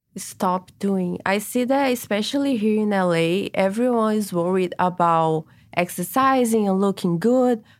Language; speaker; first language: English; non-native, fluent; Portuguese